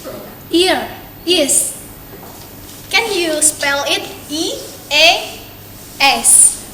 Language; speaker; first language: English; non-native, learner; Indonesian